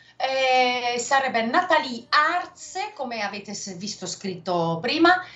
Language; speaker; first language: Italian; non-native, fluent; Dutch